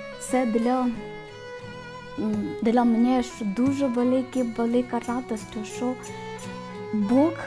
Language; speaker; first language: Ukrainian; non-native, learner; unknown